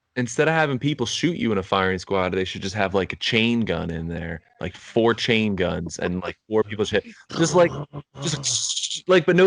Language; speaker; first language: English; native; English